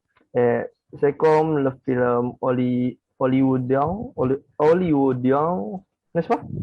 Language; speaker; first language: French; non-native, learner; Indonesian